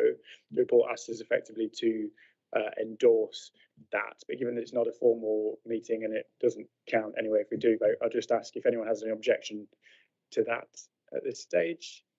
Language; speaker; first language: English; native; English